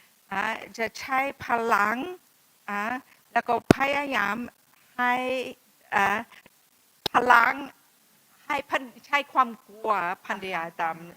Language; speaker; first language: Thai; non-native, fluent; English